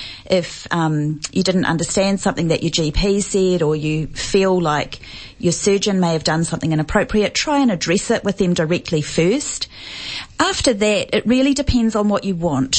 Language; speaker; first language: English; native; English